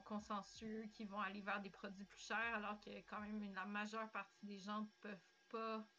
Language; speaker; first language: French; native; French